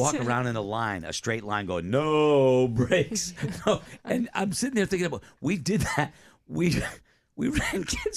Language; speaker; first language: English; native; English